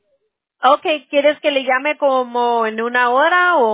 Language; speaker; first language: Spanish; non-native, local second language; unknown